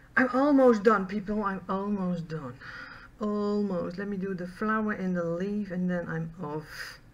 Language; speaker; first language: English; non-native, fluent; Dutch